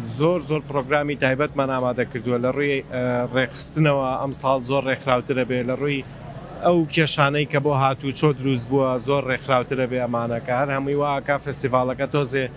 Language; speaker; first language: Central Kurdish; non-native, local second language; Gurani